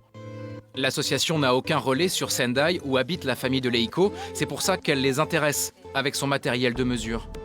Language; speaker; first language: French; native; French